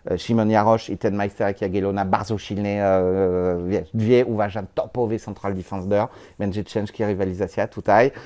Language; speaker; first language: Polish; non-native, learner; French